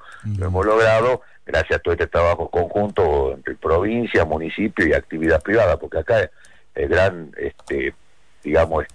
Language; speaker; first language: Spanish; native; Spanish